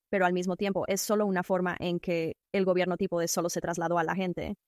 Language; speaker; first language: Spanish; non-native, fluent; Chinese